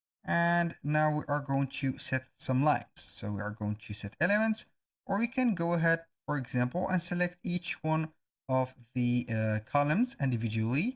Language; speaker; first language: English; non-native, fluent; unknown